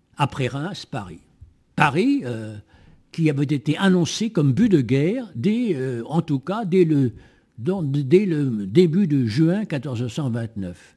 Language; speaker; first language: French; native; French